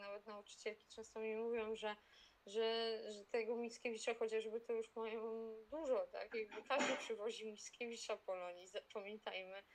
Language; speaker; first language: Polish; native; Polish